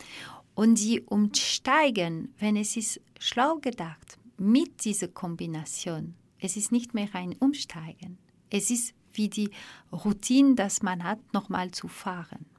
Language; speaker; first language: German; non-native, learner; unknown